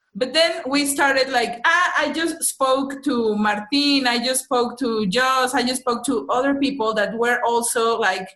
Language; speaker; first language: English; non-native, fluent; Spanish